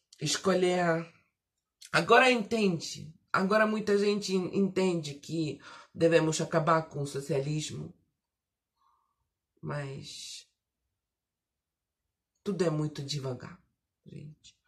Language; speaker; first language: Portuguese; early bilingual, heritage; Portuguese